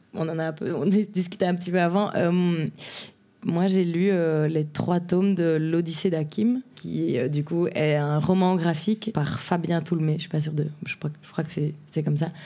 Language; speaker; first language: French; native; French